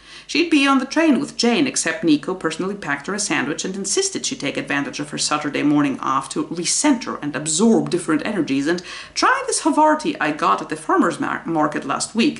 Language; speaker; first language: English; non-native, fluent; Greek